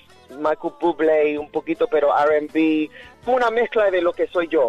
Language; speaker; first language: Spanish; early bilingual, heritage; Spanish